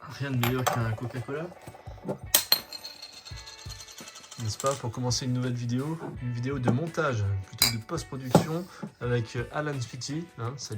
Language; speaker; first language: French; native; French